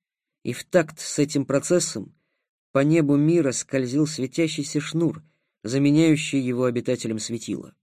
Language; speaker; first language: Russian; native; Russian